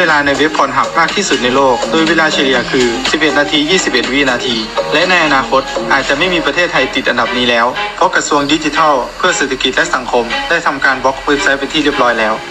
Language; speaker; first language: Thai; native; Thai